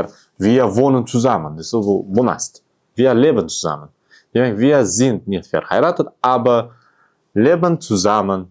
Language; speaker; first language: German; non-native, fluent; Uzbek